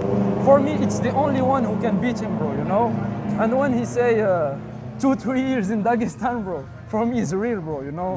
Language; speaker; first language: English; non-native, fluent; Arabic